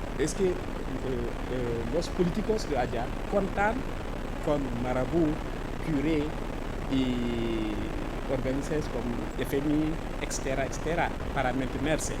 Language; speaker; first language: Spanish; non-native, fluent; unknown